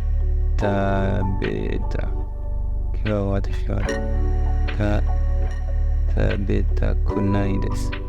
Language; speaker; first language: Japanese; non-native, learner; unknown